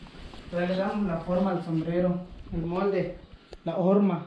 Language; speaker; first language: Spanish; native; Spanish